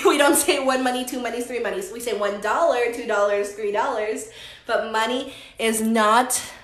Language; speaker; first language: English; early bilingual, other home language; Spanish